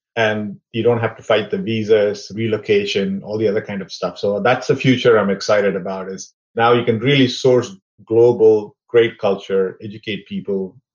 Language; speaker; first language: English; non-native, local second language; Tamil